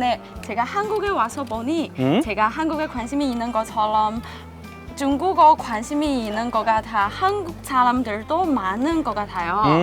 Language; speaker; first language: Korean; non-native, fluent; Chinese